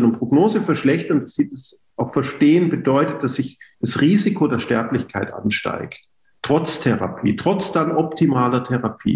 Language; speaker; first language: German; native; German